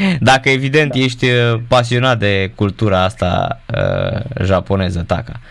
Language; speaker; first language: Romanian; native; Romanian